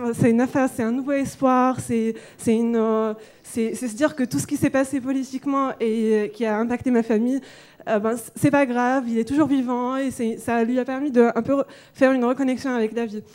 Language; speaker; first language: French; non-native, local second language; Arabic